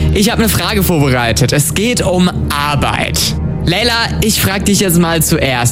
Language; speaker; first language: German; native; German